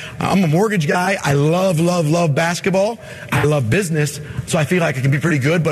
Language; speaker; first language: English; native; English